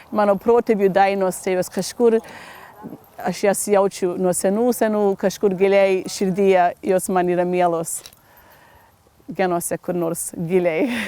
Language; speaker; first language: Lithuanian; early bilingual, heritage; English